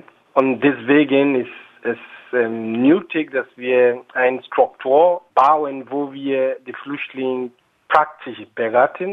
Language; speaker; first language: German; non-native, fluent; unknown